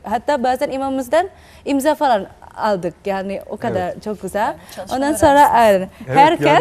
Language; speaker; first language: Turkish; non-native, fluent; Indonesian